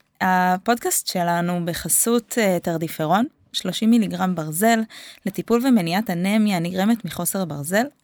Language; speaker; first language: Hebrew; native; Hebrew